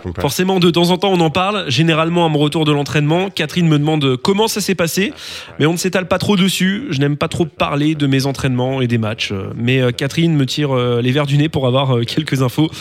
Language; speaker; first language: French; non-native, local second language; English